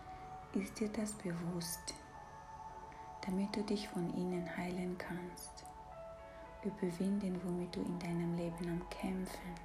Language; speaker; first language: German; non-native, fluent; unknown